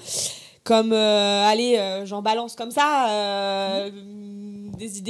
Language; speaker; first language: French; native; French